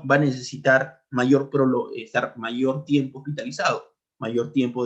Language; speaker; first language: Spanish; native; Spanish